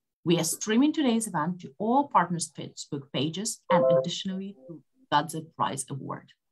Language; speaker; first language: English; non-native, fluent; Ukrainian